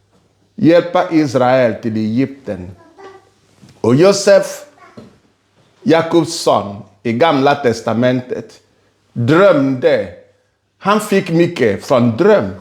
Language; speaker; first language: Swedish; non-native, fluent; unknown